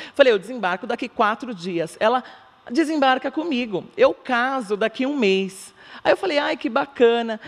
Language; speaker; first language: Portuguese; native; Portuguese